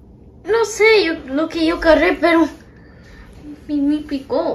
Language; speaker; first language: Spanish; early bilingual, heritage; Spanish